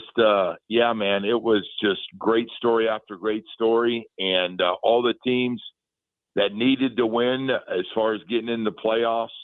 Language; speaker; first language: English; native; English